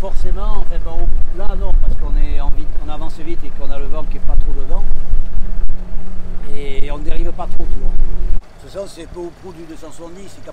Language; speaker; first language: French; native; French